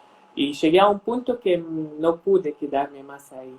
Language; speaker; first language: Spanish; non-native, fluent; Arabic